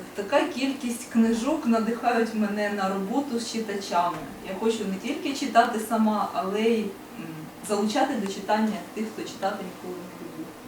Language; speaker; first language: Ukrainian; non-native, local second language; Russian